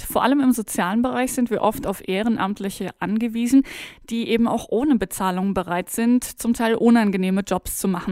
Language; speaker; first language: German; native; German